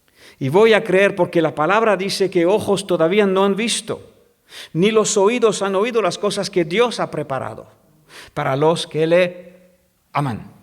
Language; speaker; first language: Spanish; non-native, fluent; French